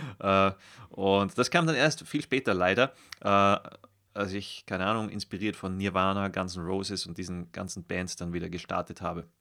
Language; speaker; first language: German; native; German